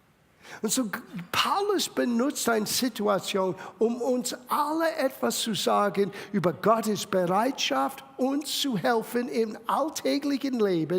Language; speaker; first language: German; non-native, fluent; English